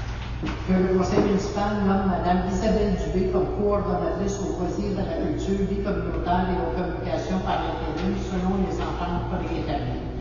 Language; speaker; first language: French; native; French